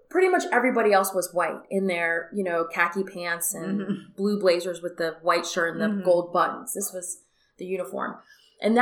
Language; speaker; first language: English; native; English